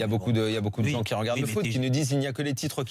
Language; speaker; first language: French; native; French